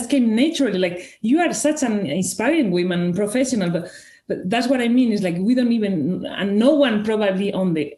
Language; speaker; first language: English; non-native, fluent; Spanish